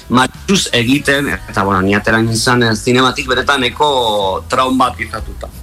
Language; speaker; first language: Basque; non-native, local second language; Spanish